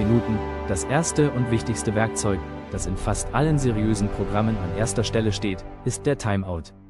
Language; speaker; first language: German; native; German